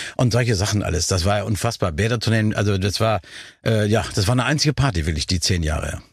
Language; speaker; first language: German; native; German